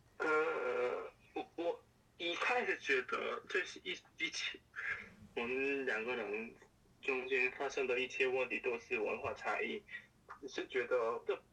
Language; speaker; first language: Chinese; non-native, fluent; Korean